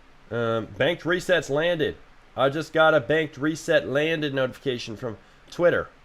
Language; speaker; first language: English; native; English